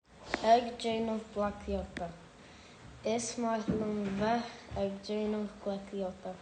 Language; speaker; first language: Irish; non-native, local second language; English